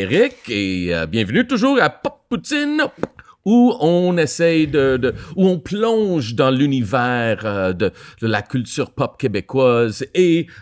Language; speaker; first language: French; non-native, local second language; English